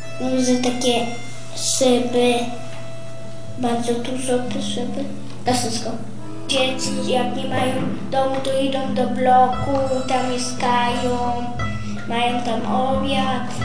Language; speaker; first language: Polish; non-native, local second language; Romany